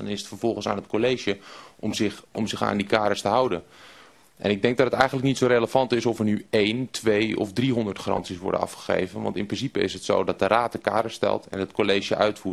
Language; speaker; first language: Dutch; native; Dutch